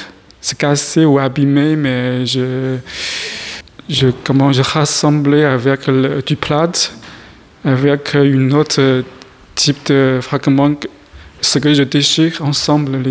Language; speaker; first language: French; non-native, fluent; Chinese